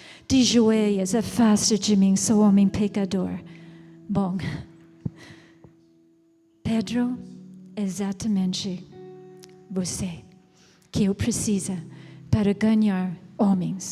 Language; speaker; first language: Portuguese; non-native, fluent; English